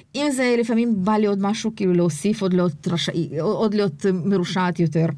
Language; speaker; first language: Hebrew; early bilingual, other home language; Russian